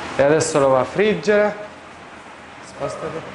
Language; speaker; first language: Italian; non-native, fluent; Arabic